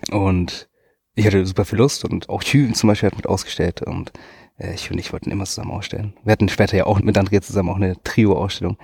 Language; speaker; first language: German; native; German